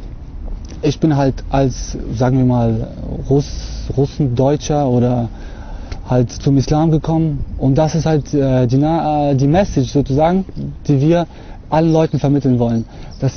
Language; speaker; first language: German; early bilingual, other home language; Russian